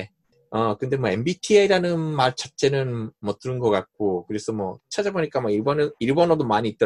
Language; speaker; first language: Korean; non-native, fluent; Japanese